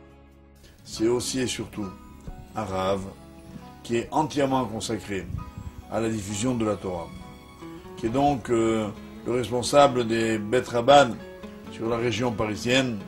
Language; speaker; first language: French; native; French